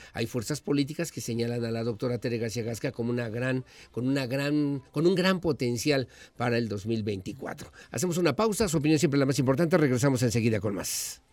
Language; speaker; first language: Spanish; native; Spanish